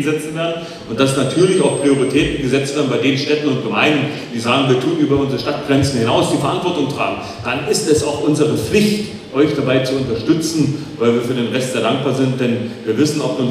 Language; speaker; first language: German; native; German